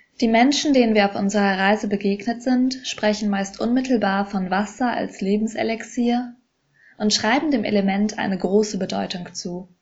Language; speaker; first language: German; native; German